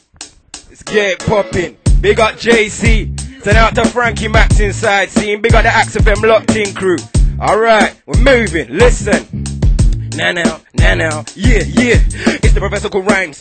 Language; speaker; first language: English; native; English